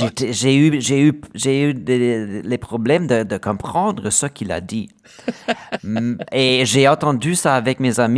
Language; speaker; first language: French; non-native, learner; German